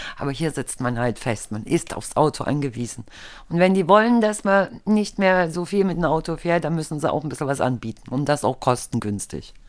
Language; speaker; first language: German; native; German